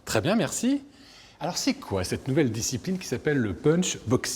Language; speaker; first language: French; native; French